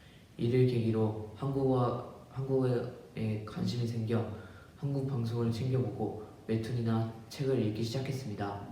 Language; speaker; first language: Korean; early bilingual, other home language; Japanese